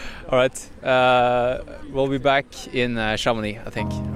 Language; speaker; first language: English; non-native, fluent; Norwegian